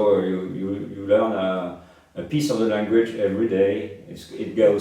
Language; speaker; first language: English; non-native, fluent; French